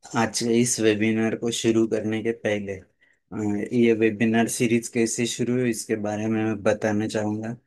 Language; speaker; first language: Hindi; non-native, local second language; Marathi